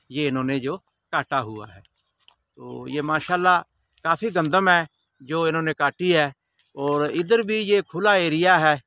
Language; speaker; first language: Urdu; non-native, local second language; Punjabi